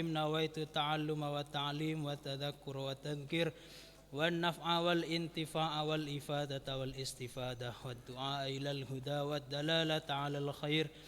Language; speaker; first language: Arabic; non-native, fluent; Javanese